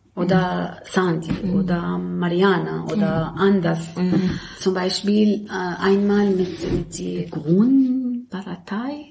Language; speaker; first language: German; non-native, learner; Arabic